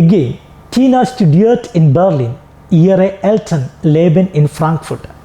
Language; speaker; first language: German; non-native, fluent; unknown